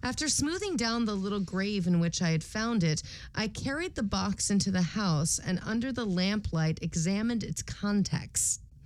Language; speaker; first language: English; native; English